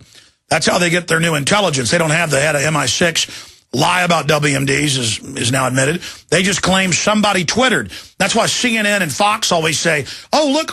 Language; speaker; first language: English; native; English